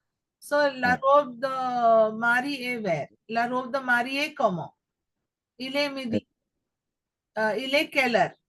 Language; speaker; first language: French; non-native, fluent; Telugu